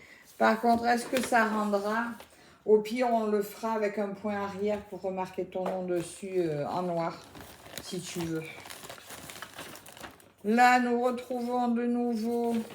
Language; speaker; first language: French; native; French